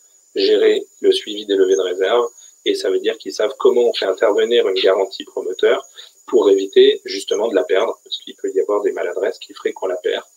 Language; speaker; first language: French; native; French